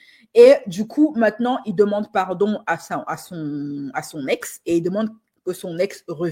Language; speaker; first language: French; native; French